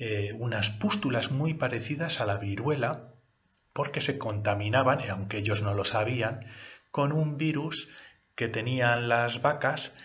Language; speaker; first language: Spanish; native; Spanish